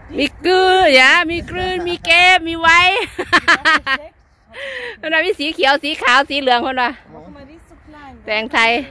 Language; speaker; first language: German; non-native, learner; Thai